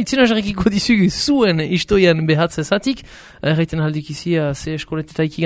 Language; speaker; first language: Basque; native; Basque